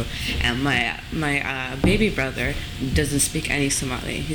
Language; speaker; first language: English; native; English